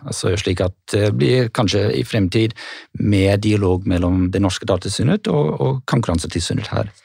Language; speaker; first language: Norwegian; non-native, fluent; English